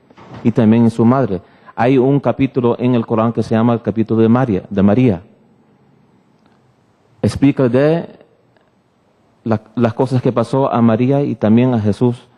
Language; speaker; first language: Spanish; early bilingual, heritage; Spanish